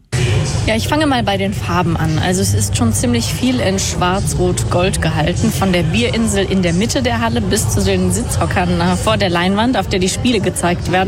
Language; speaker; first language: German; native; German